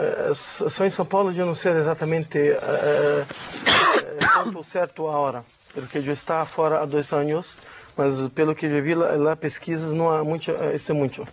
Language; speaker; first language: Spanish; non-native, learner; Portuguese